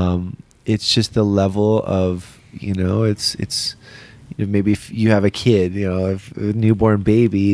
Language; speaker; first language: English; native; English